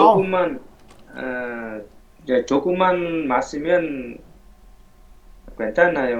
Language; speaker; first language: Korean; non-native, learner; Vietnamese